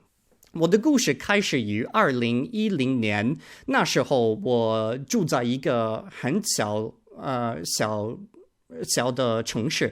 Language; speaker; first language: Chinese; non-native, learner; English